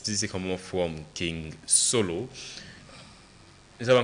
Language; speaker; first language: English; non-native, local second language; Krio